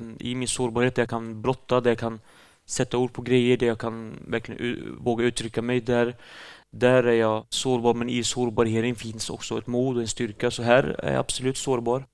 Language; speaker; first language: Swedish; early bilingual, other home language; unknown